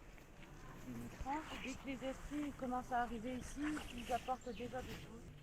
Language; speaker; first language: French; non-native, fluent; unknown